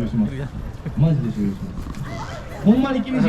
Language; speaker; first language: Japanese; native; Japanese